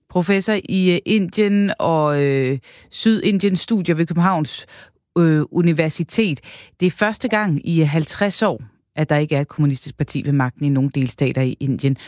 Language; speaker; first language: Danish; native; Danish